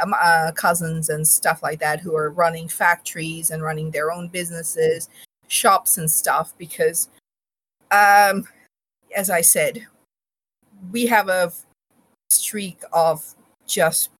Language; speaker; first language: English; non-native, local second language; Bangla